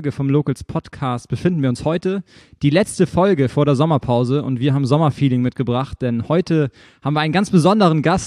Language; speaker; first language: German; native; German